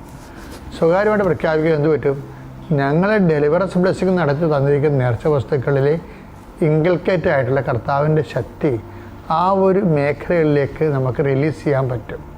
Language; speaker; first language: Malayalam; native; Malayalam